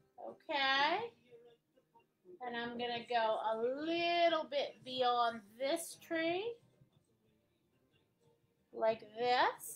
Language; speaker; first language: English; native; English